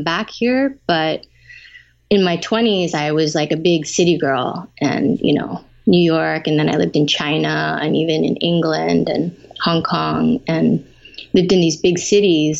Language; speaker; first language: English; native; English